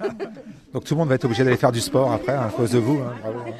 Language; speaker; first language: French; native; French